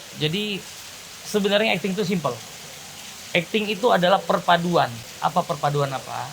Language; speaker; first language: Indonesian; native; Indonesian